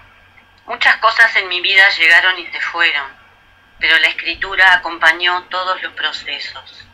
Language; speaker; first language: Spanish; native; Spanish